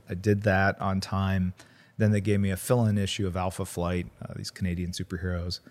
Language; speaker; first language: English; early bilingual, other home language; Korean